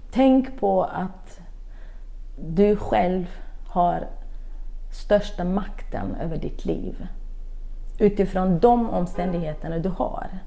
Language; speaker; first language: Swedish; non-native, fluent; Arabic